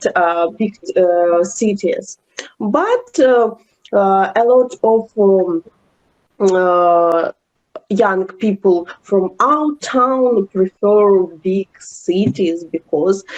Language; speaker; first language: English; non-native, learner; Ukrainian